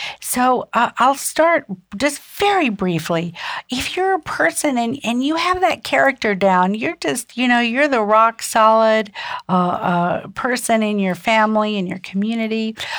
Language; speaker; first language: English; early bilingual, other home language; German